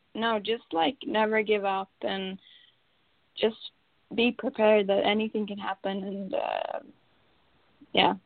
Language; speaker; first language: English; non-native, fluent; Swedish